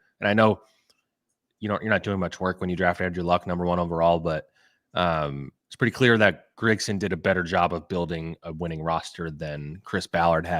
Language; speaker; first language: English; native; English